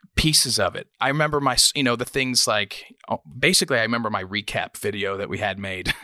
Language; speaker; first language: English; native; English